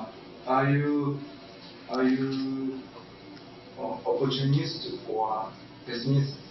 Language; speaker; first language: English; non-native, learner; Japanese